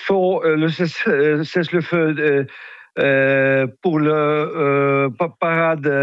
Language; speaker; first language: French; non-native, fluent; Ukrainian